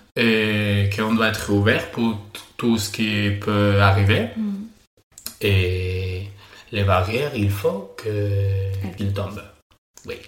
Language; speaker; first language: French; non-native, learner; Spanish